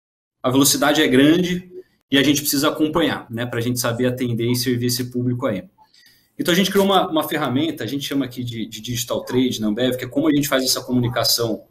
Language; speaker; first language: Portuguese; native; Portuguese